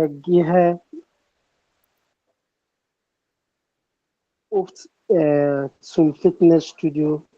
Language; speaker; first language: German; non-native, learner; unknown